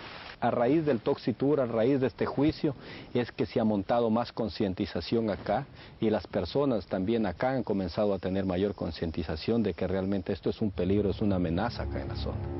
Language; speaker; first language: Spanish; native; Spanish